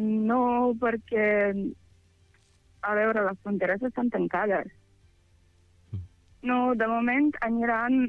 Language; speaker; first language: Catalan; non-native, fluent; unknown